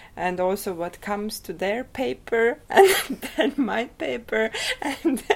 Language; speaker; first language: English; non-native, fluent; Estonian